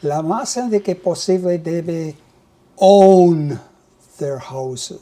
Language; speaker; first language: Spanish; non-native, learner; English